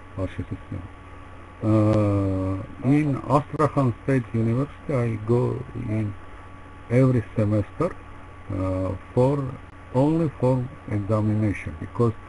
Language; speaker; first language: English; non-native, learner; Russian